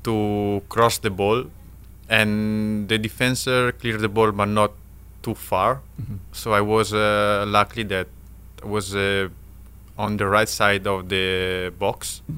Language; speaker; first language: English; non-native, learner; Italian